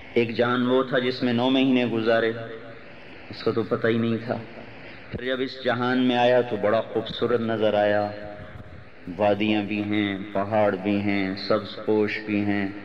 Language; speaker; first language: Urdu; non-native, local second language; Punjabi